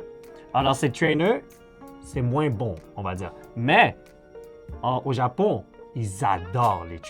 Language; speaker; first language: French; native; French